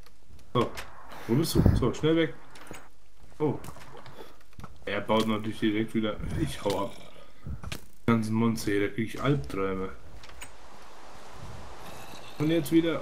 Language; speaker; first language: German; native; German